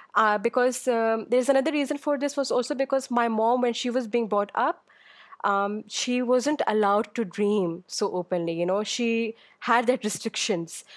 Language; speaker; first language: English; non-native, local second language; Urdu